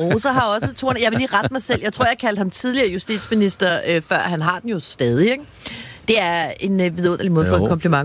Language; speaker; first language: Danish; native; Danish